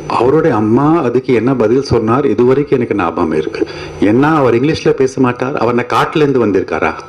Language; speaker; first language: Tamil; non-native, fluent; Hindi